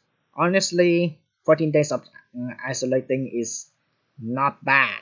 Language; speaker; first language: English; non-native, fluent; Vietnamese